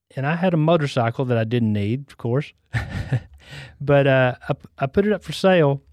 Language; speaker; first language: English; native; English